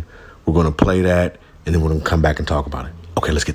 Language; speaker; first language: English; native; English